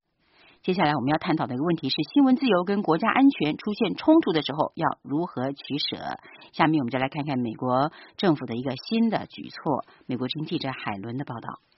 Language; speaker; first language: Chinese; native; Chinese